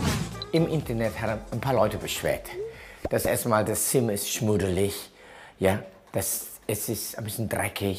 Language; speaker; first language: German; non-native, fluent; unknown